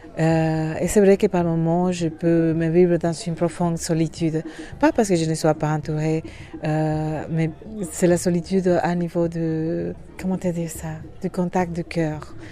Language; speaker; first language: French; non-native, fluent; Spanish